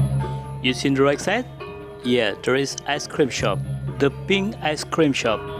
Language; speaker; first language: English; non-native, local second language; Indonesian